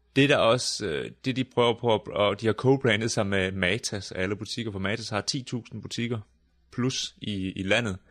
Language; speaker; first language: Danish; native; Danish